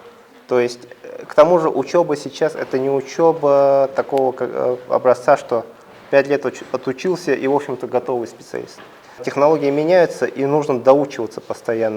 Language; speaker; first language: Russian; native; Russian